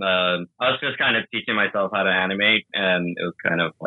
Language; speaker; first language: English; native; English